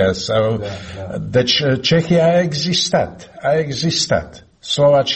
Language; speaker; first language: Romanian; non-native, fluent; Slovak